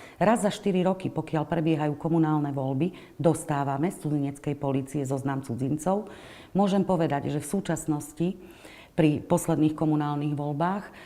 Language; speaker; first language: Slovak; native; Slovak